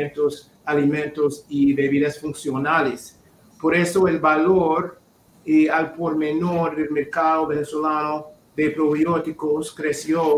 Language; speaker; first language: Spanish; non-native, fluent; English